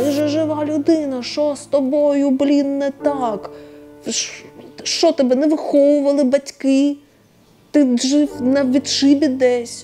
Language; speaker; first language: Ukrainian; native; Ukrainian